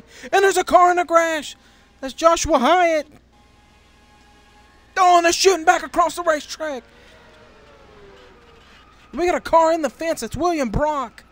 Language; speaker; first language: English; native; English